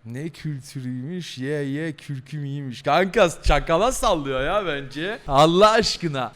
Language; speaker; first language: Turkish; native; Turkish